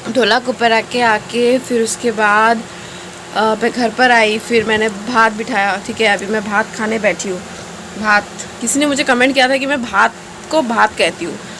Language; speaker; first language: Hindi; non-native, local second language; Bangla